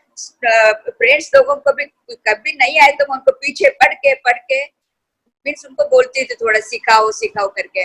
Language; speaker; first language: Hindi; non-native, local second language; Kannada